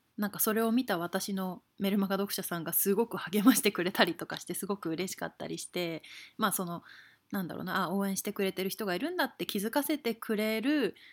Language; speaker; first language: Japanese; native; Japanese